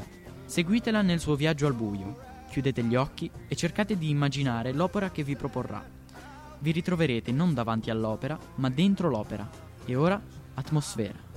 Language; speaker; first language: Italian; native; Italian